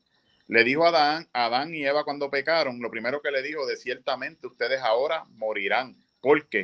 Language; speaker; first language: Spanish; native; Spanish